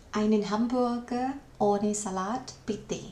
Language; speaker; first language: German; non-native, learner; Thai